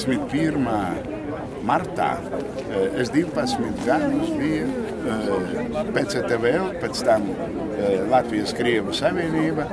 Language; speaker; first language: Latvian; non-native, local second language; Russian